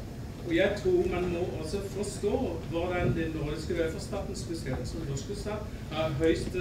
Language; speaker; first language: Norwegian; non-native, fluent; German